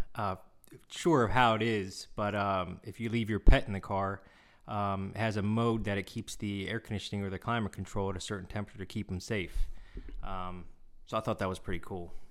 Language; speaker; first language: English; non-native, fluent; Korean